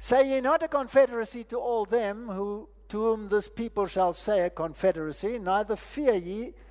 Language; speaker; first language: English; non-native, local second language; Afrikaans